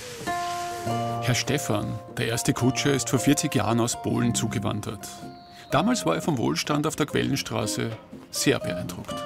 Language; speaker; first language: German; native; German